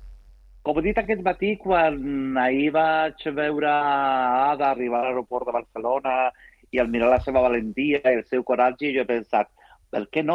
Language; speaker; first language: Catalan; non-native, local second language; Spanish